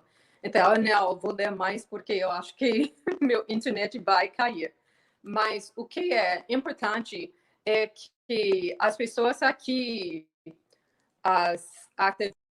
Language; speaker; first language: Portuguese; non-native, fluent; English